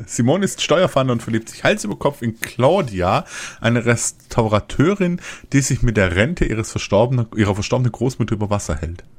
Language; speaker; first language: German; native; German